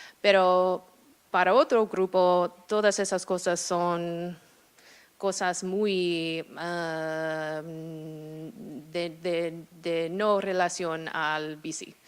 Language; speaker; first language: Spanish; non-native, fluent; English